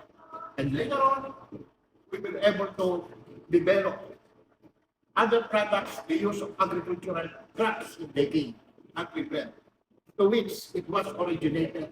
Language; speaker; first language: English; non-native, local second language; Filipino